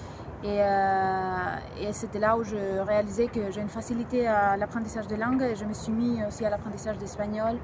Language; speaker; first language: French; non-native, fluent; Greek